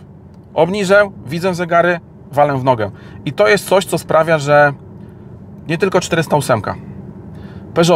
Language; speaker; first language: Polish; native; Polish